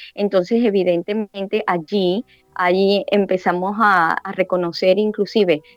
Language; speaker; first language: Spanish; native; Spanish